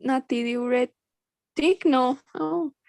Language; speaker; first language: English; non-native, learner; Spanish